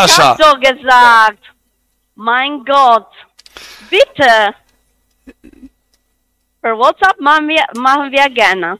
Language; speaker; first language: German; non-native, learner; Spanish